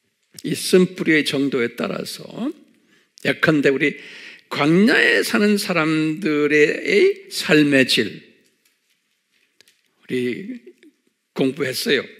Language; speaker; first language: Korean; native; Korean